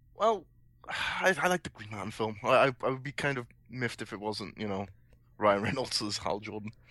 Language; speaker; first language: English; native; English